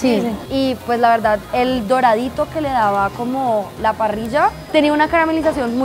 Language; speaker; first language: Spanish; native; Spanish